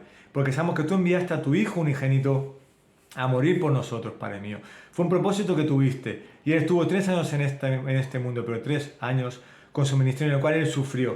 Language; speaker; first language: Spanish; native; Spanish